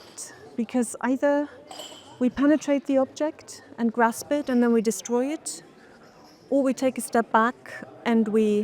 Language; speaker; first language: English; non-native, fluent; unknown